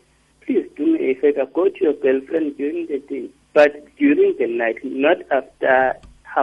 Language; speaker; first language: English; non-native, local second language; Xhosa